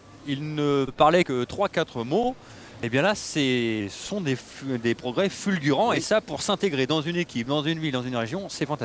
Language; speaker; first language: French; native; French